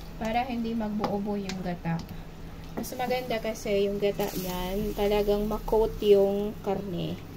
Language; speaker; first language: Filipino; non-native, local second language; Bikol